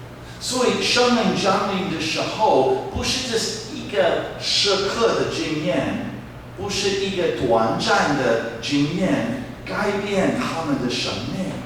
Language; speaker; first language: Chinese; non-native, fluent; English